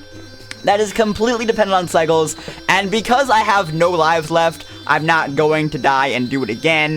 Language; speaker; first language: English; native; English